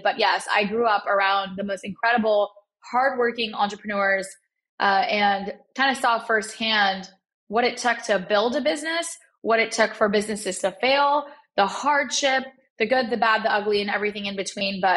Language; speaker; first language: English; native; English